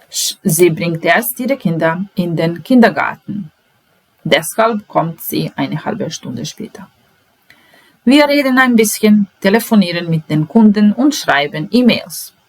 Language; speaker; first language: German; non-native, fluent; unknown